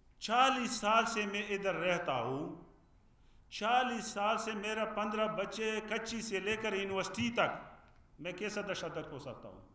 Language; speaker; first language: Urdu; non-native, fluent; Pashto